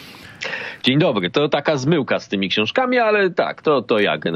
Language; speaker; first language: Polish; native; Polish